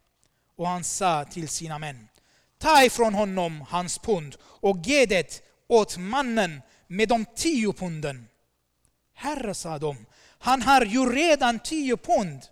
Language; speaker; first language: Swedish; non-native, fluent; Armenian